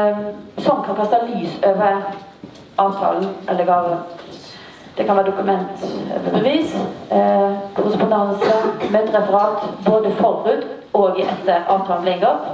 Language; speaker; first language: Norwegian; native; Norwegian